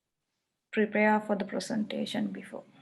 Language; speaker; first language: English; non-native, learner; Sinhala